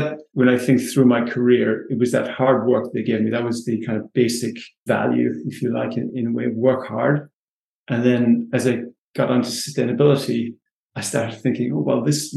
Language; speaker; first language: English; native; English